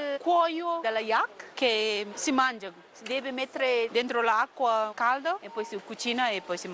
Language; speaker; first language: Italian; non-native, fluent; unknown